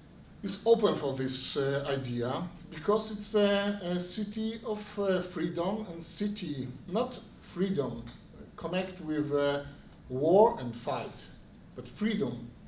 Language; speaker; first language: English; non-native, learner; Polish